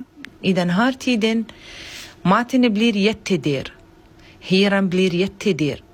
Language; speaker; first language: Swedish; non-native, learner; Arabic